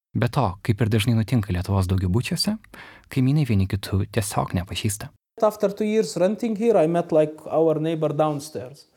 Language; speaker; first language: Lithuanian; native; Lithuanian